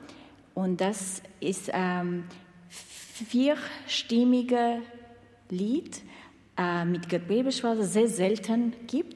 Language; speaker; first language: German; non-native, learner; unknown